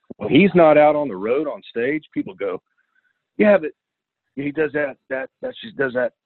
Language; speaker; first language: English; native; English